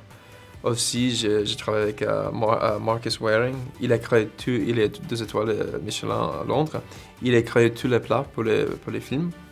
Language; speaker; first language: French; non-native, fluent; English